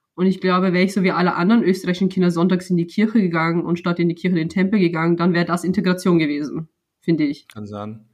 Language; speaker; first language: German; native; German